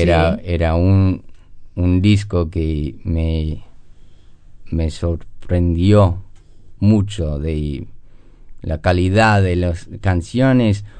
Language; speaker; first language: Spanish; non-native, learner; English